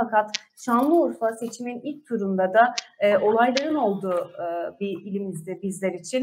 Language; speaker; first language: Turkish; native; Turkish